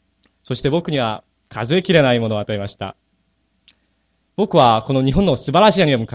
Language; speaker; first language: Japanese; non-native, fluent; Korean